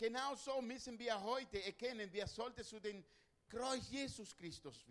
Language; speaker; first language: German; non-native, learner; Spanish